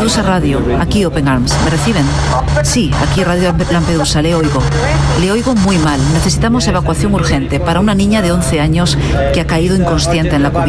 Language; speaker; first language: Spanish; native; Spanish